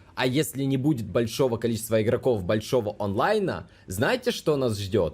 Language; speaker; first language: Russian; non-native, local second language; Ukrainian